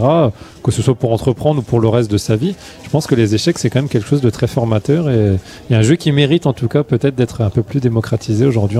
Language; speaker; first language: French; native; French